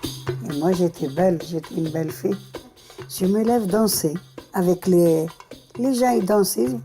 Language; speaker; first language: French; early bilingual, other home language; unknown